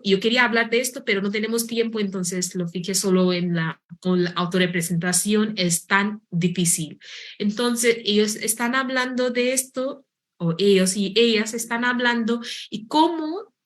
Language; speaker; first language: Spanish; non-native, fluent; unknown